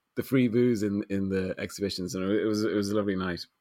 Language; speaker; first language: English; native; English